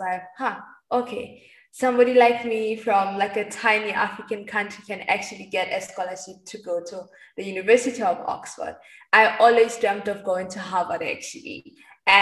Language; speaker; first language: English; non-native, local second language; Tswana